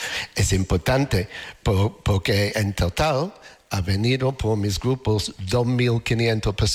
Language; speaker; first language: Spanish; non-native, learner; English